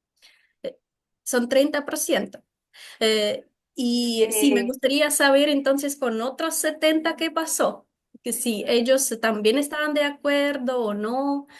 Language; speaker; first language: Spanish; non-native, fluent; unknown